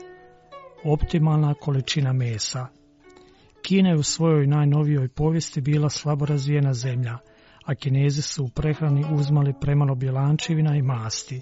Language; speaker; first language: Croatian; native; Croatian